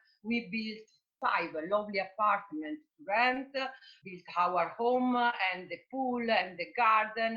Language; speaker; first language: English; non-native, fluent; Italian